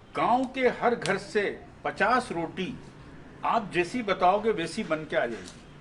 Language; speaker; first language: Hindi; native; Hindi